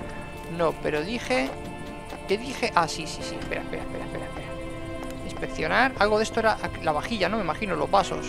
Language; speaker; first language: Spanish; native; Spanish